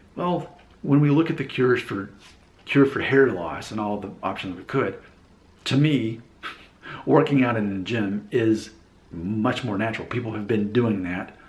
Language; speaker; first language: English; native; English